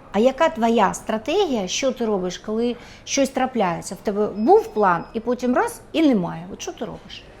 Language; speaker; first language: Ukrainian; non-native, local second language; Russian